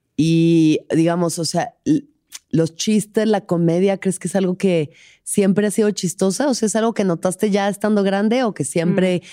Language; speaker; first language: Spanish; native; Spanish